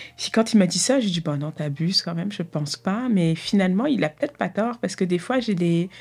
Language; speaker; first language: French; native; French